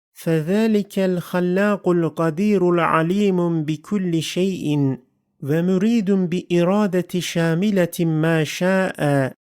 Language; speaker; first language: Arabic; non-native, fluent; Turkish